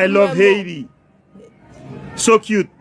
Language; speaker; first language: English; non-native, learner; Haitian Creole